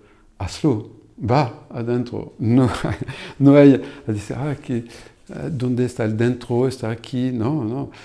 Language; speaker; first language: Spanish; non-native, fluent; French